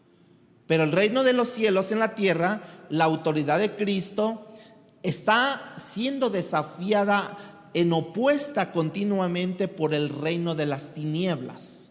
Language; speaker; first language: Spanish; native; Spanish